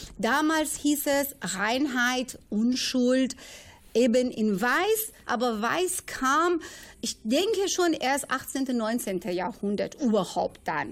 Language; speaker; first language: German; non-native, fluent; Persian